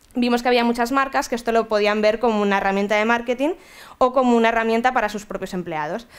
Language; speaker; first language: Spanish; native; Spanish